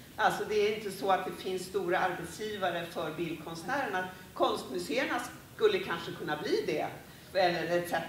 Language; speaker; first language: Swedish; native; Swedish